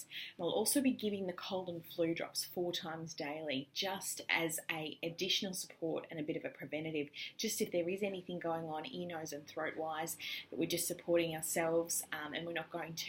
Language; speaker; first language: English; native; English